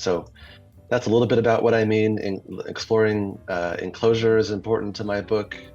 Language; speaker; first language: English; native; English